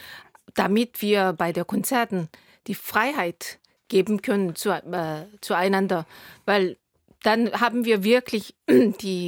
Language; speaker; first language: German; non-native, fluent; Korean